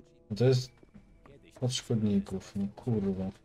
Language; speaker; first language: Polish; native; Polish